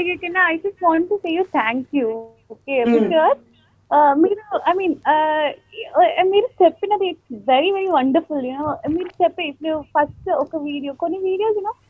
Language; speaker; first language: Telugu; non-native, local second language; Malayalam